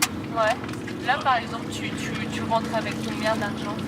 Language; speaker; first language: French; native; French